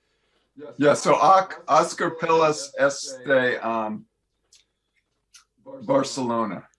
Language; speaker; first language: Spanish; non-native, learner; English